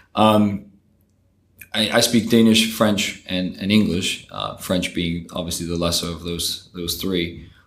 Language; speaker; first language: English; early bilingual, other home language; Danish